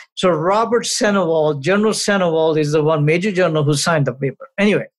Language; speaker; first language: English; non-native, local second language; Punjabi